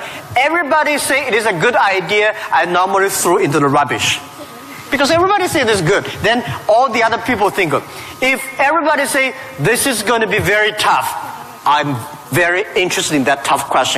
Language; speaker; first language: English; non-native, fluent; Chinese